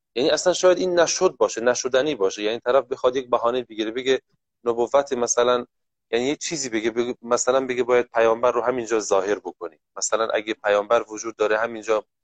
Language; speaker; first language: Persian; native; Persian